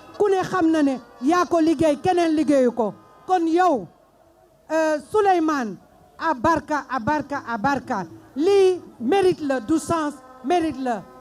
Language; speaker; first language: Wolof; non-native, local second language; Mandingo